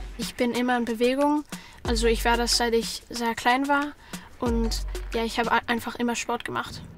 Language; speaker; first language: German; non-native, fluent; Danish